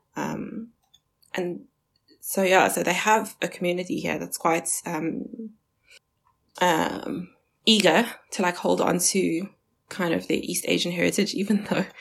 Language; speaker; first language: English; early bilingual, other home language; Chinese